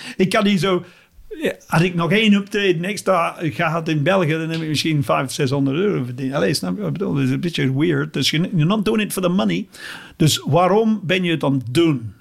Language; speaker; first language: Dutch; non-native, fluent; English